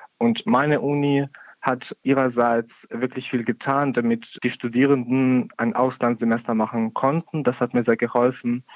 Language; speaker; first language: German; non-native, fluent; Ukrainian